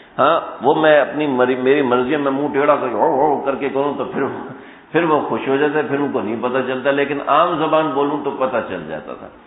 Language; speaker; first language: Urdu; non-native, local second language; Punjabi